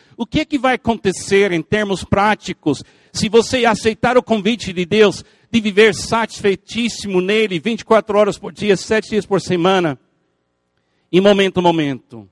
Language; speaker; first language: Portuguese; non-native, fluent; English